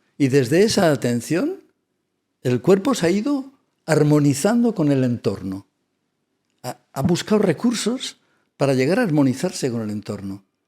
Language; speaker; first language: Spanish; non-native, local second language; Catalan